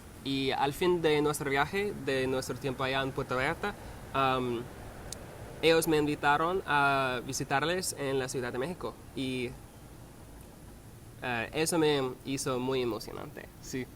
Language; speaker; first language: Spanish; non-native, learner; English